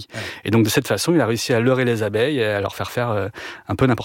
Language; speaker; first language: French; native; French